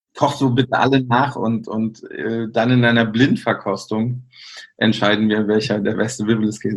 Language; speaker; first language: German; native; German